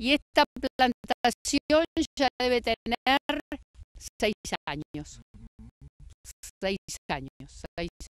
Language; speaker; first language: Spanish; native; Spanish